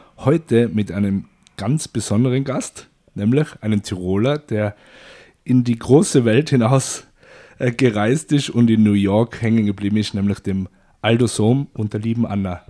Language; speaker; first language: German; native; German